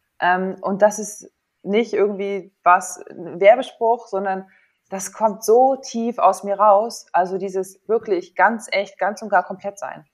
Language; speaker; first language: German; native; German